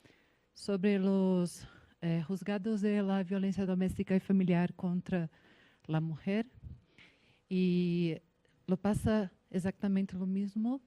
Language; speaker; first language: Spanish; non-native, learner; Portuguese